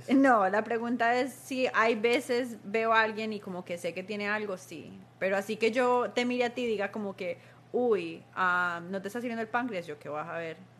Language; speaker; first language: Spanish; early bilingual, heritage; Spanish